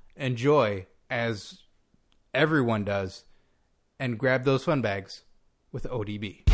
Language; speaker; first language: English; native; English